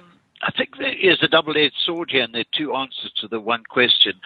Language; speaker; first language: English; native; English